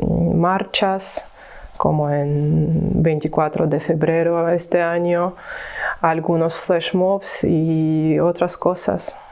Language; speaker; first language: Spanish; non-native, learner; Ukrainian